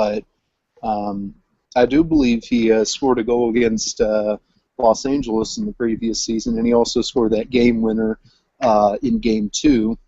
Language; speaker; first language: English; native; English